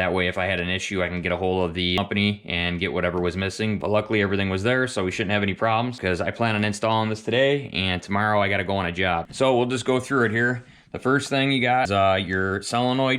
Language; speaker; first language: English; native; English